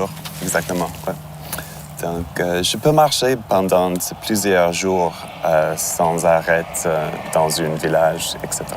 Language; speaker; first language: French; non-native, learner; English